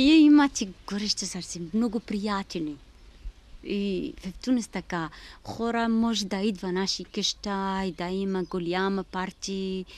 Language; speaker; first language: Bulgarian; non-native, learner; Arabic